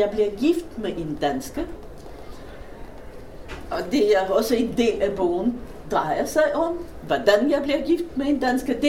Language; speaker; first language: Danish; non-native, fluent; Russian